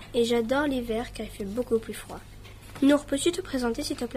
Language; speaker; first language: French; early bilingual, heritage; French